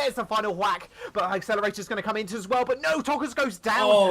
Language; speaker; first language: English; native; English